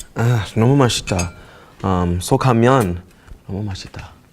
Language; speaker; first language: Korean; non-native, learner; English